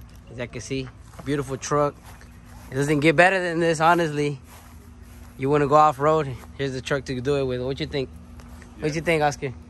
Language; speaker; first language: English; early bilingual, other home language; Spanish